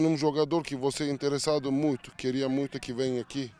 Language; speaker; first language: Portuguese; non-native, learner; Turkish